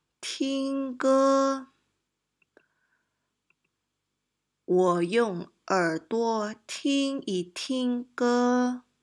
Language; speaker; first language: Chinese; non-native, local second language; Malay